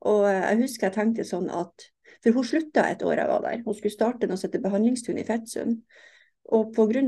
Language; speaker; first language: Norwegian; native; Norwegian